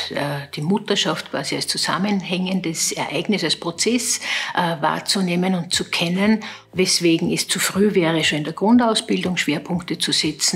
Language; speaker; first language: German; native; German